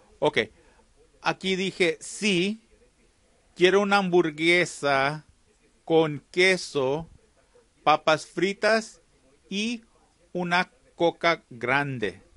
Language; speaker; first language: Spanish; early bilingual, heritage; Spanish